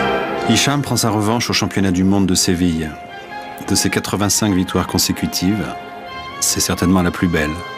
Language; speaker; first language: French; native; French